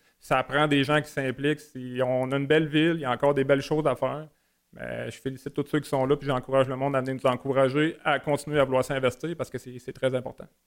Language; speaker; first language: French; native; French